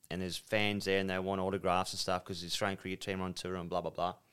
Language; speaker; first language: English; native; English